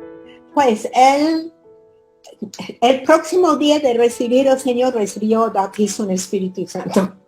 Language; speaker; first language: Spanish; non-native, fluent; English